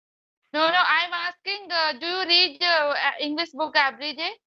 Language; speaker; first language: English; non-native, learner; Hindi